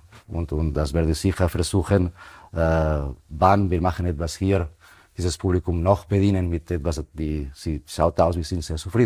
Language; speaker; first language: German; non-native, fluent; Spanish